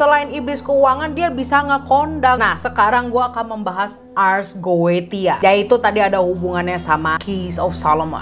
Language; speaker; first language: Indonesian; native; Indonesian